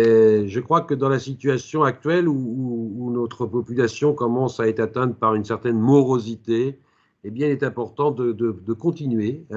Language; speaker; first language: French; native; French